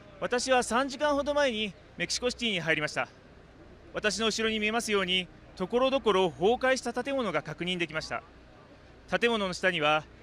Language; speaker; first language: Japanese; native; Japanese